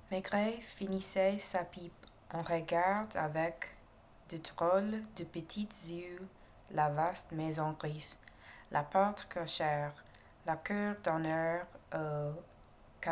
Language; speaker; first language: French; non-native, learner; English